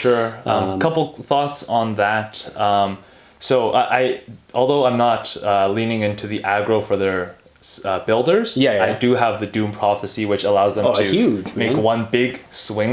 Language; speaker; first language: English; native; English